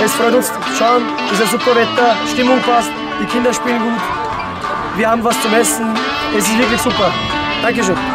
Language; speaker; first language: German; native; German